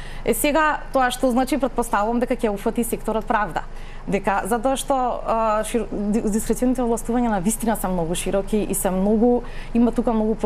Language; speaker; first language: Macedonian; native; Macedonian